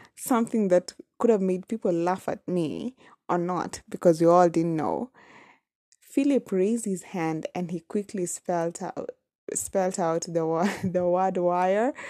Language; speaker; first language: English; non-native, local second language; Kamba